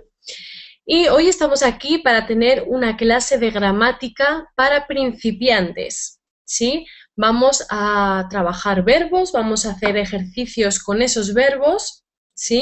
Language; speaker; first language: Spanish; native; Spanish